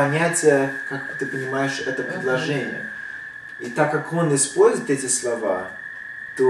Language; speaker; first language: Russian; early bilingual, heritage; Russian